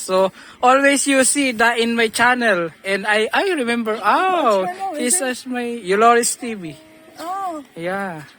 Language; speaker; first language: English; non-native, learner; Filipino